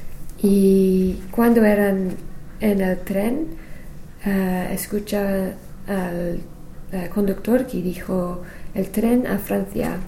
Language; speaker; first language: Spanish; non-native, learner; English